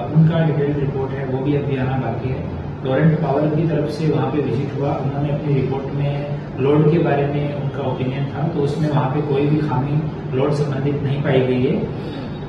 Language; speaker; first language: Hindi; non-native, local second language; Gujarati